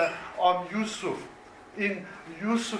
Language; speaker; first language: Danish; non-native, fluent; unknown